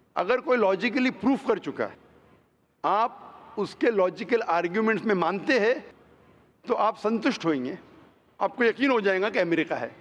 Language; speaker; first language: Hindi; non-native, local second language; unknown